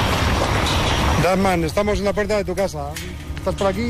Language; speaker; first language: Spanish; native; Spanish